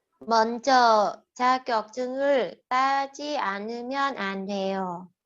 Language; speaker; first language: Korean; non-native, learner; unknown